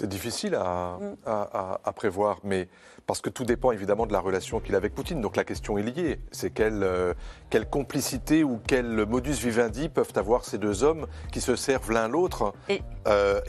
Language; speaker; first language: French; native; French